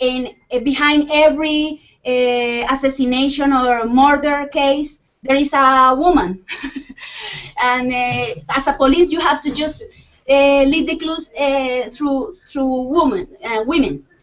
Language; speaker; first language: English; non-native, fluent; Spanish